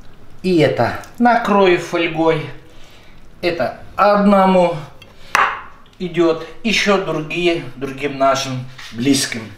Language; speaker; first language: Russian; non-native, fluent; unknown